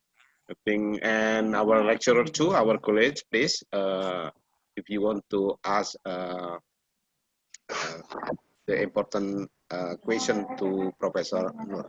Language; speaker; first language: English; non-native, learner; Indonesian